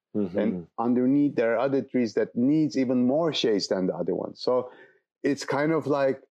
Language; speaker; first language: English; non-native, fluent; Turkish